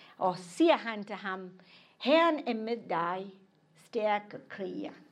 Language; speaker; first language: Danish; non-native, fluent; English